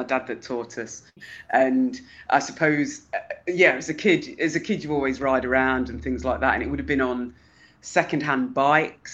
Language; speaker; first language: English; native; English